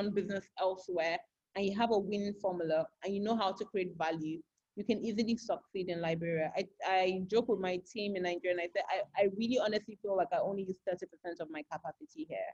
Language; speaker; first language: English; non-native, local second language; Yoruba